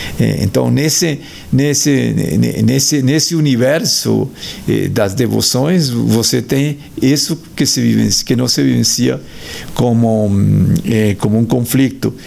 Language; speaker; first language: Portuguese; non-native, fluent; Spanish